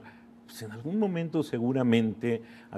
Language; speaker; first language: Spanish; native; Spanish